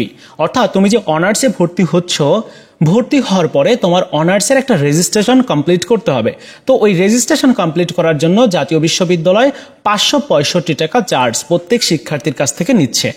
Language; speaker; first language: Bangla; native; Bangla